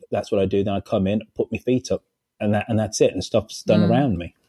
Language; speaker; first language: English; native; English